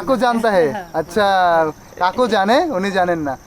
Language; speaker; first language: Hindi; non-native, local second language; Bangla